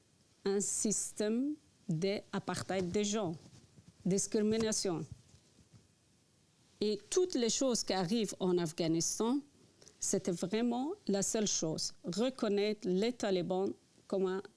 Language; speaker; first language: French; non-native, learner; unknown